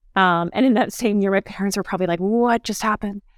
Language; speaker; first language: English; native; English